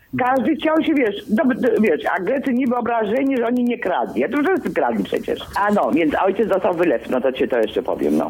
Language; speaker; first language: Polish; early bilingual, other home language; Greek